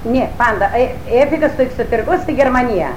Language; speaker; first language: Greek; native; Greek